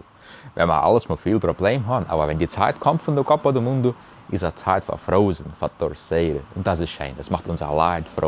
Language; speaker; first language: German; early bilingual, heritage; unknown